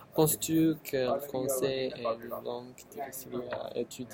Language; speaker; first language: French; non-native, learner; Chinese